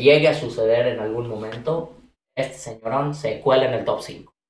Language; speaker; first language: Spanish; native; Spanish